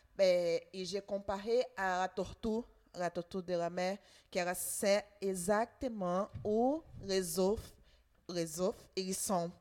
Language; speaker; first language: French; non-native, learner; Portuguese